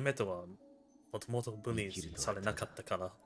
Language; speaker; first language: Japanese; non-native, learner; English